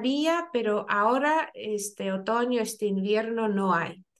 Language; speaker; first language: Spanish; non-native, fluent; Lithuanian